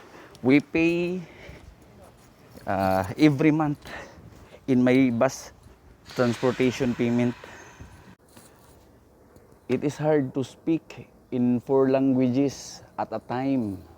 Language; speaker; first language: English; non-native, local second language; Cebuano